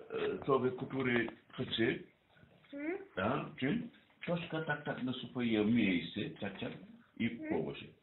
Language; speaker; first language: Polish; non-native, learner; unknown